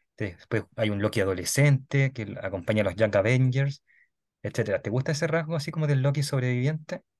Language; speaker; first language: Spanish; native; Spanish